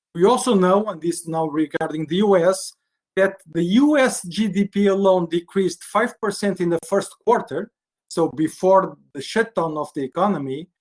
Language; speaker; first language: English; non-native, fluent; Portuguese